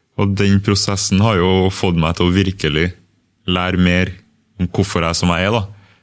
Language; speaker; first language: Norwegian; early bilingual, other home language; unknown